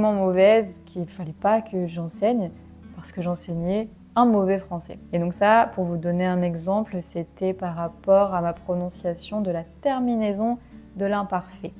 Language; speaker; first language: French; native; French